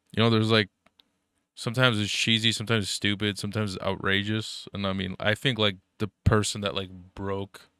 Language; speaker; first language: English; early bilingual, other home language; German